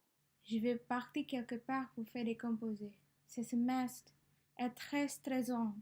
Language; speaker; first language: French; non-native, learner; Indonesian